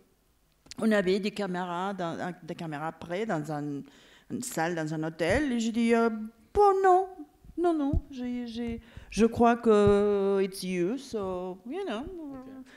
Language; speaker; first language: French; non-native, fluent; Catalan